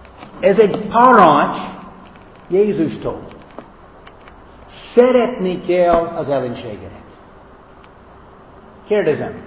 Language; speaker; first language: Hungarian; non-native, fluent; English